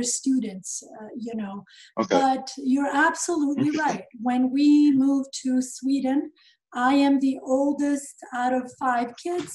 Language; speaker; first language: English; non-native, fluent; Serbian